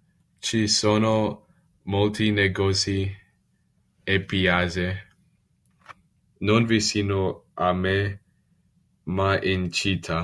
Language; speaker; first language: Italian; non-native, learner; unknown